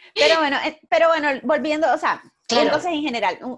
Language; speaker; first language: Spanish; native; Spanish